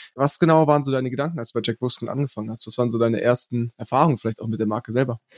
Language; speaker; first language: German; early bilingual, other home language; Arabic